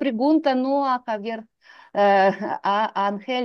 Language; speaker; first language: Spanish; non-native, fluent; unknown